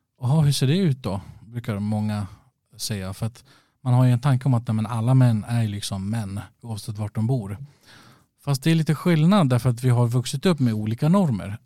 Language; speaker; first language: Swedish; early bilingual, other home language; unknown